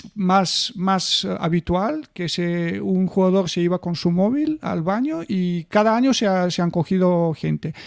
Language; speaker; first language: Spanish; non-native, fluent; Bulgarian